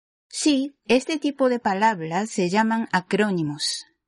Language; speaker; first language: Spanish; non-native, fluent; Japanese